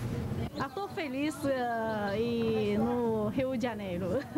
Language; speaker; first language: Portuguese; non-native, learner; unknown